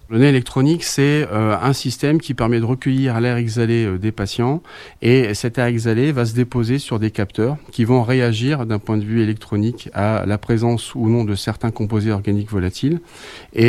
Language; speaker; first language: French; native; French